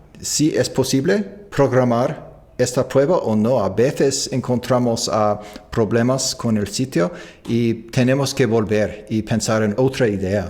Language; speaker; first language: Spanish; non-native, fluent; English